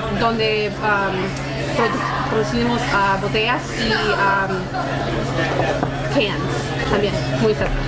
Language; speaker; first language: Spanish; non-native, learner; English